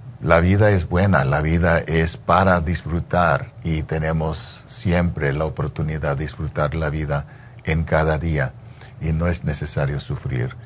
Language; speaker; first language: Spanish; early bilingual, heritage; English